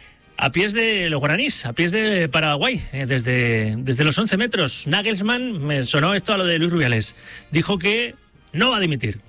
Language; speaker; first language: Spanish; native; Spanish